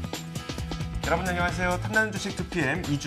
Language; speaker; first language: Korean; native; Korean